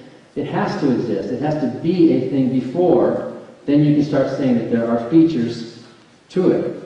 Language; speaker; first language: English; native; English